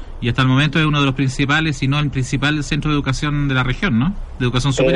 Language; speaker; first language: Spanish; native; Spanish